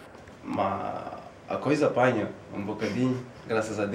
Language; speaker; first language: Portuguese; non-native, learner; French